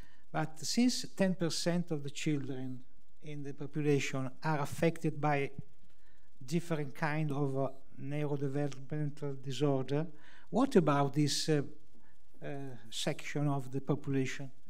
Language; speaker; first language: English; non-native, fluent; Italian